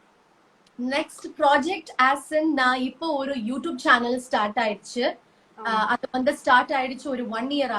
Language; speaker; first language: Tamil; non-native, learner; Malayalam